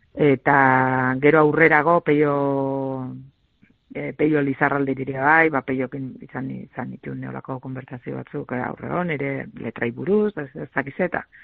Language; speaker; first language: Basque; native; Basque